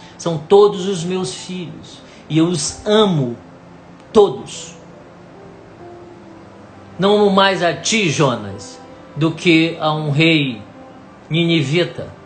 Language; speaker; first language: Portuguese; native; Portuguese